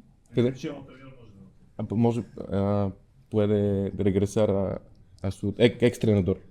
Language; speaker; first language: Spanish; non-native, learner; Bulgarian